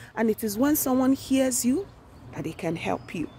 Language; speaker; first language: English; non-native, local second language; Yoruba